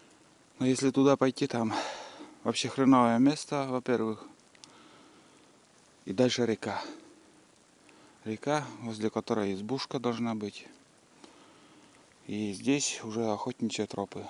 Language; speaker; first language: Russian; native; Russian